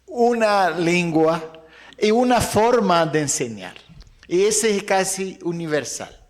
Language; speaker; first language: Spanish; non-native, fluent; Arabic